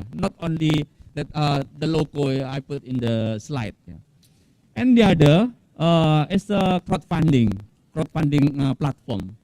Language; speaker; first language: English; non-native, fluent; Indonesian